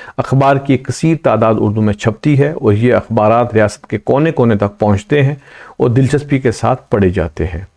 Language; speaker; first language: Urdu; non-native, local second language; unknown